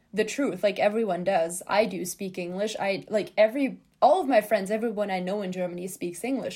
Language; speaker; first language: English; non-native, fluent; German